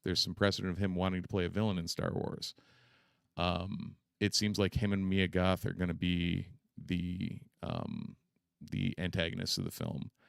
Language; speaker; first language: English; native; English